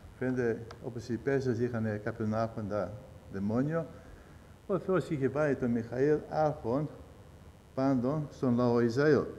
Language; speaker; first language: Greek; early bilingual, heritage; Greek